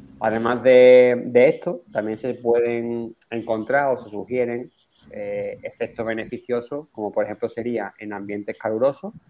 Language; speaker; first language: Spanish; native; Spanish